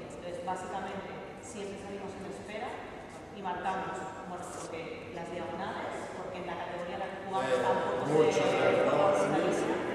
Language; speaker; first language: Spanish; native; Spanish